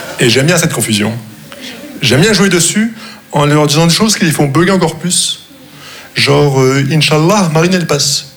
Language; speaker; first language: French; non-native, local second language; Arabic